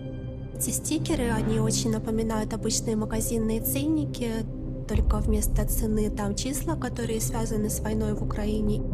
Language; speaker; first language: Russian; native; Russian